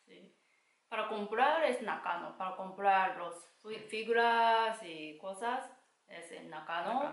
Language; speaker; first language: Spanish; non-native, learner; Japanese